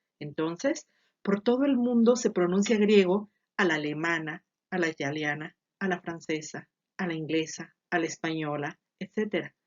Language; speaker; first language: Spanish; native; Spanish